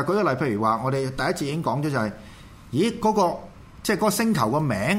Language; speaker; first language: Cantonese; native; Cantonese